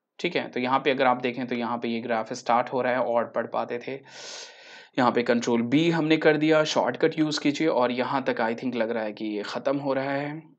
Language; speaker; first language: Hindi; native; Hindi